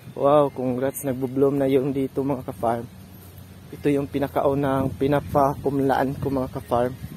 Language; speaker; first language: Filipino; non-native, local second language; Cebuano